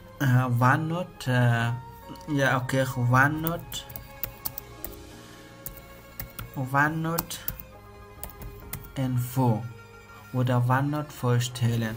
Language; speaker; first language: German; non-native, learner; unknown